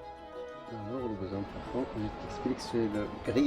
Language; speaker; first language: French; non-native, learner; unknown